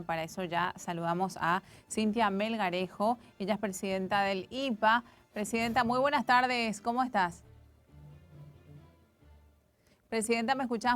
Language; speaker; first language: Spanish; native; Spanish